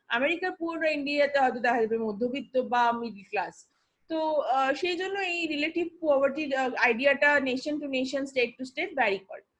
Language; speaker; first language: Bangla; native; Bangla